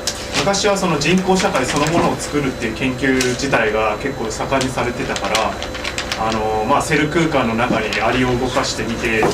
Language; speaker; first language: Japanese; native; Japanese